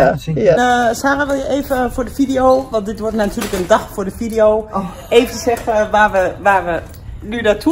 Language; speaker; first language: Dutch; native; Dutch